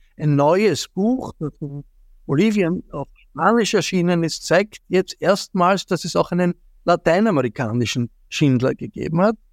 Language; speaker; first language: German; native; German